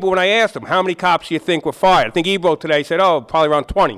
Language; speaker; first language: English; native; English